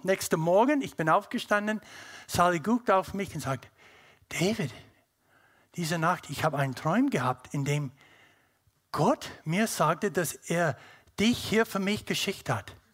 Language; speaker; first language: German; non-native, learner; English